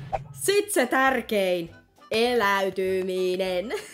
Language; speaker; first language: Finnish; native; Finnish